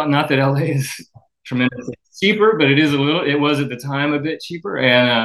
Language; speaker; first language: English; native; English